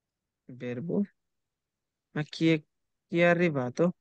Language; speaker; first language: Italian; non-native, fluent; Bangla